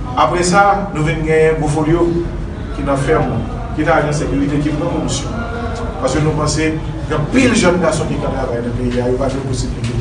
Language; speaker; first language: French; non-native, local second language; Haitian Creole